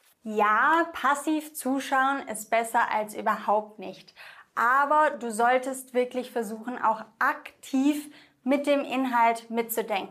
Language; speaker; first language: German; native; German